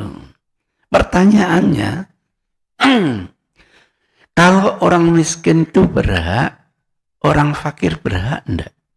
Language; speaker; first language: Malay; non-native, local second language; Javanese